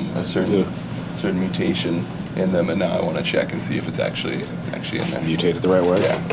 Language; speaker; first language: English; native; English